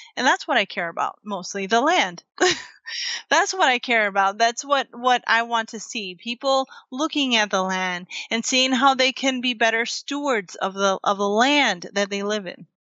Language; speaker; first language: English; native; English